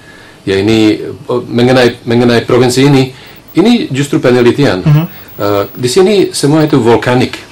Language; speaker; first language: Indonesian; non-native, fluent; Slovak